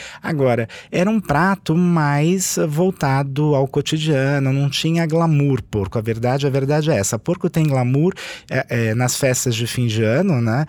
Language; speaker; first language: Portuguese; native; Portuguese